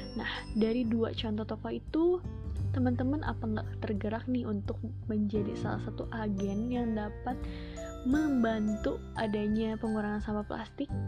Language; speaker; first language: Indonesian; native; Indonesian